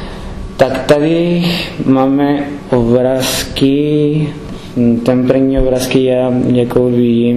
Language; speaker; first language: Czech; non-native, learner; Spanish